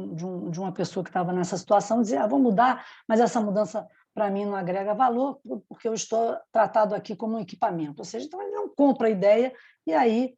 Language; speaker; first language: Portuguese; native; Portuguese